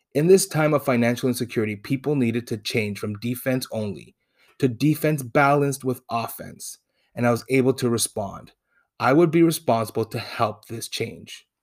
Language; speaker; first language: English; non-native, fluent; Spanish